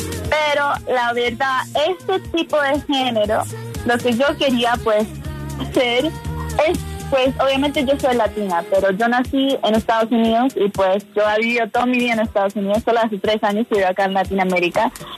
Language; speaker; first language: Spanish; non-native, fluent; English